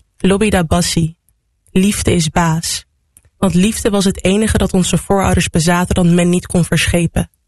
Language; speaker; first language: Dutch; native; Dutch